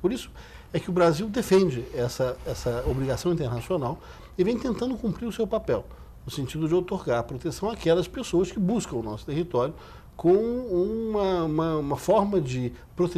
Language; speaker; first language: Portuguese; native; Portuguese